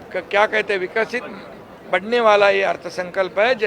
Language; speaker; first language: Hindi; non-native, local second language; Marathi